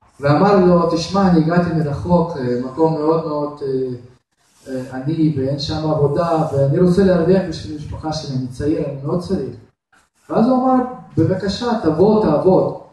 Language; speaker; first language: Hebrew; non-native, fluent; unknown